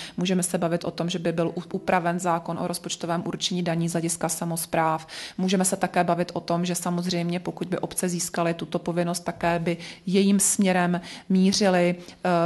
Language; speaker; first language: Czech; native; Czech